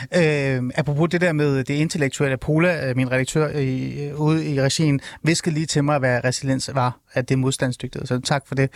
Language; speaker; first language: Danish; early bilingual, other home language; Persian